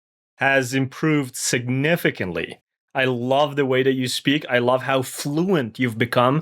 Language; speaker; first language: English; non-native, fluent; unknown